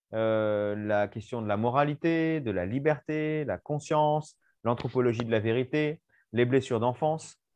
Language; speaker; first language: French; native; French